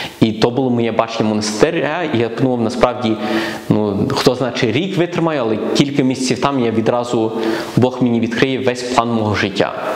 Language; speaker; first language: Ukrainian; early bilingual, heritage; Ukrainian